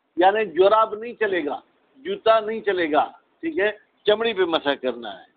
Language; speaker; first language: Urdu; non-native, local second language; Sindhi